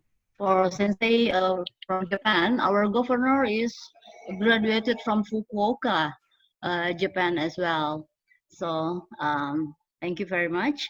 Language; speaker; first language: English; non-native, fluent; Indonesian